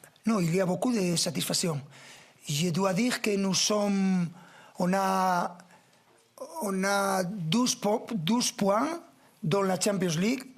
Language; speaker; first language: French; non-native, fluent; Spanish